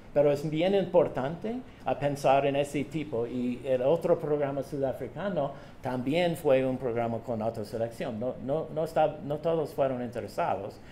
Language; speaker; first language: Spanish; non-native, fluent; English